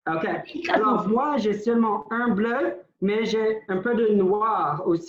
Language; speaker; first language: French; non-native, local second language; English